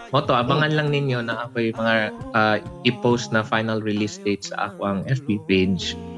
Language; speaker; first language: Cebuano; native; Cebuano